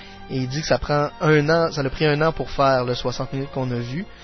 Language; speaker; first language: French; native; French